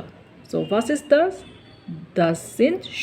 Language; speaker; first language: German; non-native, learner; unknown